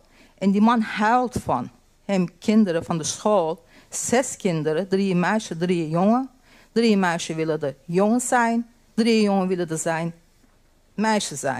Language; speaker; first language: Dutch; non-native, learner; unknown